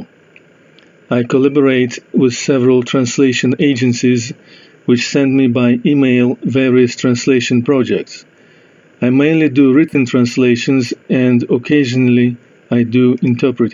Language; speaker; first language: English; non-native, fluent; Russian